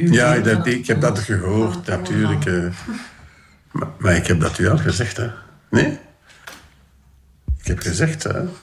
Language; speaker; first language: Dutch; non-native, local second language; French